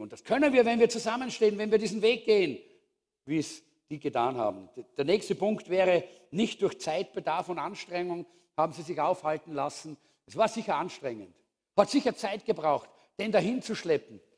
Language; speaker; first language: German; native; German